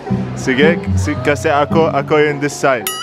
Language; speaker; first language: Filipino; non-native, learner; Arabic